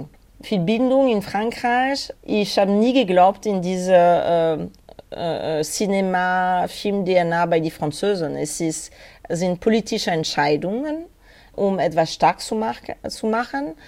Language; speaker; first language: German; non-native, learner; French